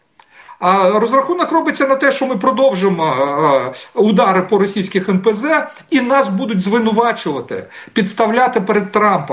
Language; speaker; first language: Ukrainian; native; Ukrainian